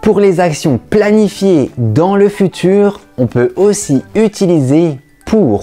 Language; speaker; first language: French; native; French